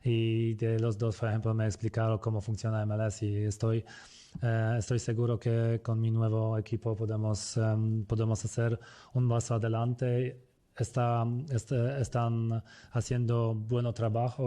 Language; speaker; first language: Spanish; non-native, fluent; Polish